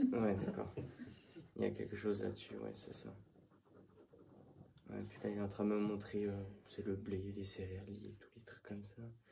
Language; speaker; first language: French; native; French